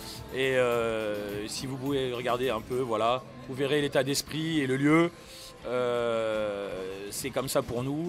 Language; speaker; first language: French; native; French